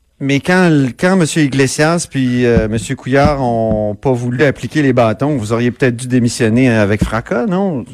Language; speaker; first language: French; native; French